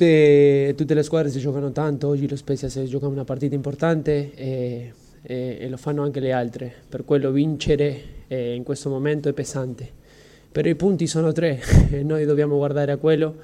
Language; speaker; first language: Italian; non-native, fluent; Spanish